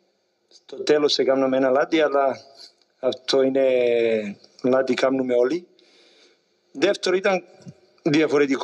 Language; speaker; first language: Greek; non-native, learner; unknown